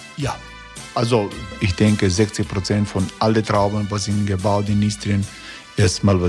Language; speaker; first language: German; non-native, learner; Croatian